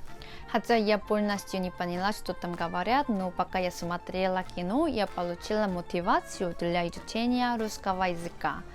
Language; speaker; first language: Russian; non-native, fluent; Korean